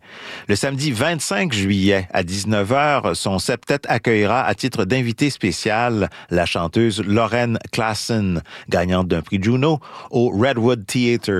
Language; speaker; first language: French; native; French